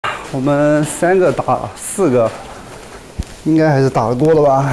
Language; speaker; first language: Chinese; native; Chinese